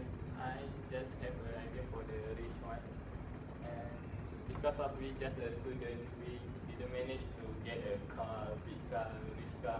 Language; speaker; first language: English; non-native, local second language; Malay